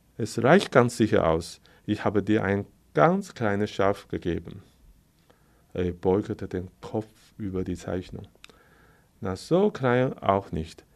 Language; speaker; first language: German; non-native, fluent; Chinese